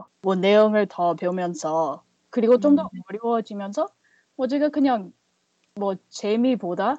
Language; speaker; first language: Korean; non-native, fluent; English